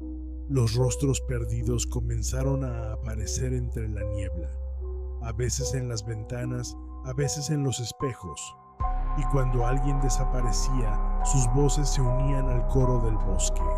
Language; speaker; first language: Spanish; native; Spanish